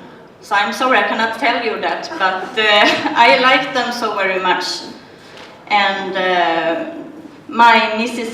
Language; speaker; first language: English; non-native, learner; Swedish